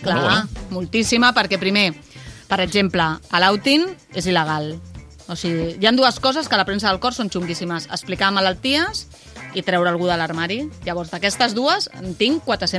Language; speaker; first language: Catalan; native; Catalan